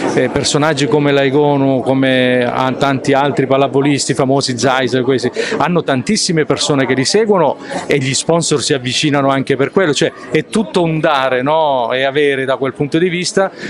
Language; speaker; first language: Italian; native; Italian